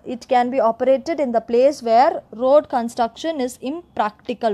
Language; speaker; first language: English; non-native, local second language; Tamil